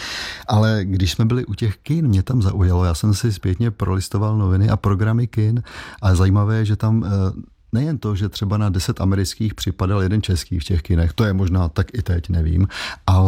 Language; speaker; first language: Czech; native; Czech